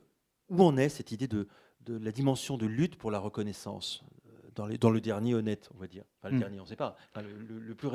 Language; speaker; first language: French; native; French